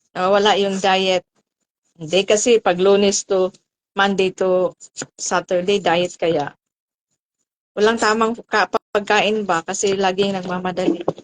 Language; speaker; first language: Filipino; non-native, local second language; Cebuano